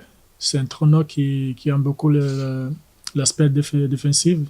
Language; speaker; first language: French; non-native, learner; Portuguese